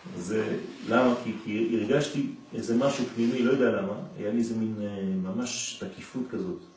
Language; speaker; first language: Hebrew; non-native, fluent; French